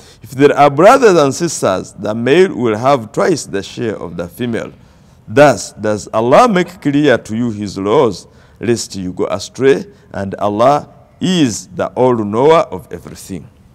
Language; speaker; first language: English; non-native, local second language; Ganda